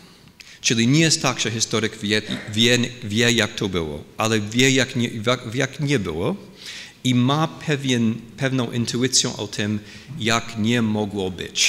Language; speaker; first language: Polish; non-native, fluent; English